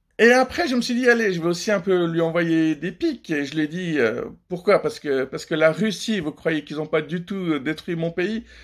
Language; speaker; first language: French; early bilingual, other home language; Persian